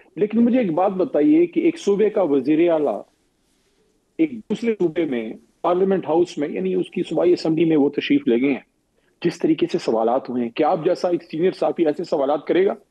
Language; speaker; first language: Urdu; non-native, local second language; Pashto